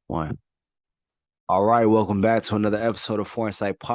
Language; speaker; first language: English; native; English